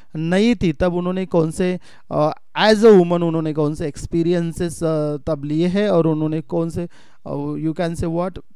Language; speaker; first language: Hindi; non-native, local second language; Marathi